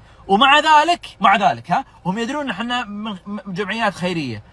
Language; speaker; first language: Arabic; native; Arabic